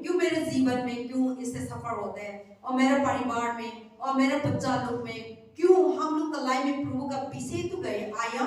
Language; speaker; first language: Hindi; non-native, local second language; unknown